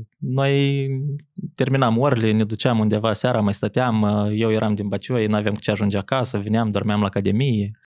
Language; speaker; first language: Romanian; native; Romanian